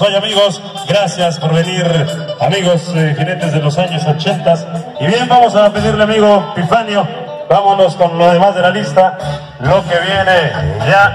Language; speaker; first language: Spanish; native; Spanish